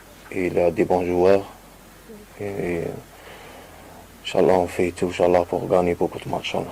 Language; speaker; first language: French; non-native, learner; Arabic